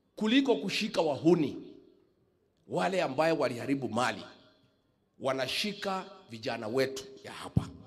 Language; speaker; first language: Swahili; non-native, local second language; Kikuyu